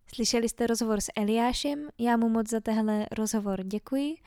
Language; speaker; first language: Czech; native; Czech